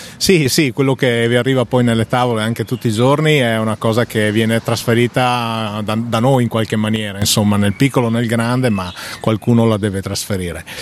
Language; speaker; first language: Italian; native; Italian